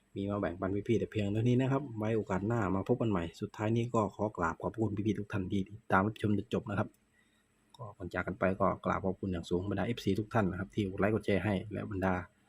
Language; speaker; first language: Thai; non-native, local second language; Northeastern Thai